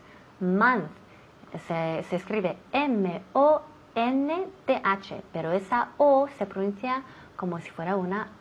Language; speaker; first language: Spanish; non-native, fluent; English